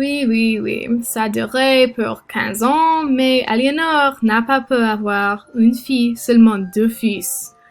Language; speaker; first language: French; non-native, learner; English